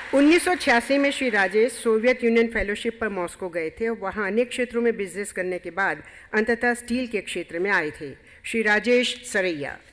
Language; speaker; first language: Hindi; native; Hindi